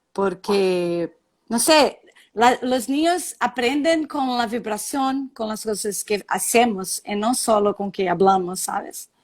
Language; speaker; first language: Spanish; non-native, learner; Portuguese